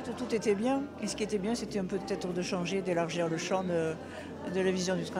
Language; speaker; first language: French; native; French